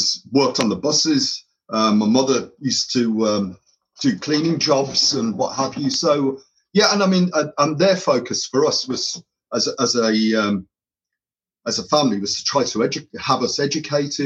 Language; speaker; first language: English; native; English